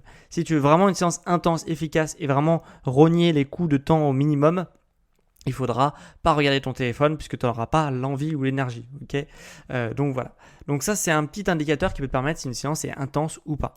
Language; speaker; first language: French; native; French